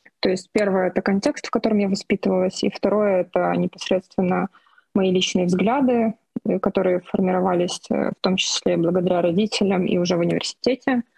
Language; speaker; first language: Russian; non-native, local second language; Ukrainian